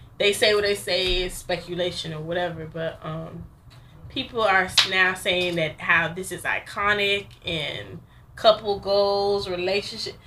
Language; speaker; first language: English; native; English